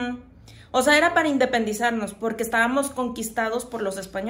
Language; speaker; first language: Spanish; native; Spanish